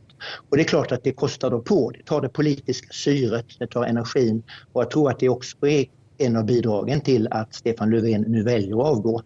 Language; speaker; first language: Swedish; native; Swedish